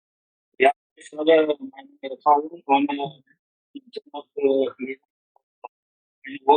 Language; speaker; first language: German; non-native, learner; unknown